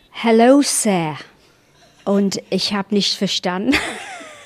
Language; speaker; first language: German; non-native, fluent; English